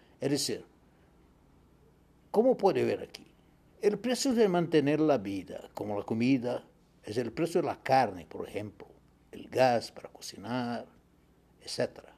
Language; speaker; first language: Portuguese; non-native, learner; Spanish